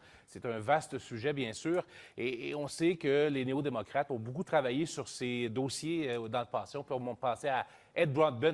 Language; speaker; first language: French; native; French